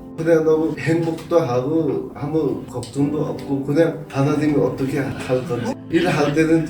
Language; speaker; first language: Korean; non-native, fluent; Nepali